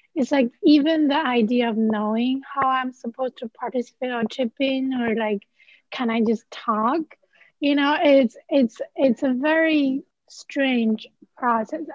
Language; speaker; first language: English; non-native, fluent; Chinese